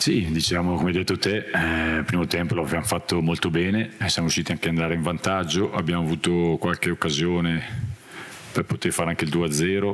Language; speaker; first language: Italian; native; Italian